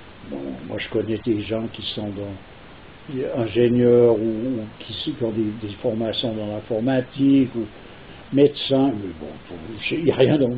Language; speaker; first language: French; native; French